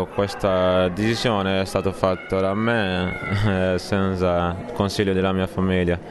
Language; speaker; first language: Italian; non-native, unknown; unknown